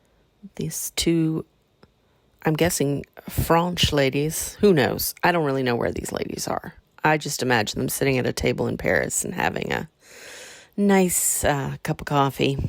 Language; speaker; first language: English; native; English